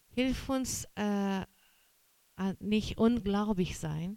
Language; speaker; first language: German; non-native, learner; Portuguese